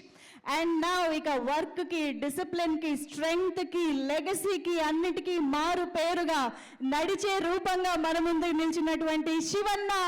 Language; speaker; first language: Telugu; native; Telugu